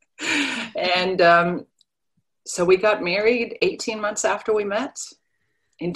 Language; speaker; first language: English; non-native, fluent; Danish